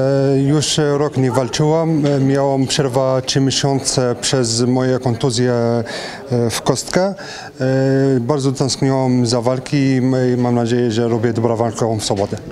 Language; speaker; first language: Polish; non-native, fluent; French